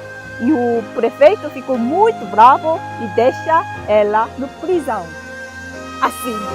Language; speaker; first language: Portuguese; non-native, fluent; Korean